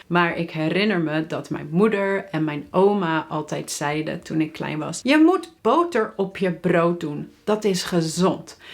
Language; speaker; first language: Dutch; native; Dutch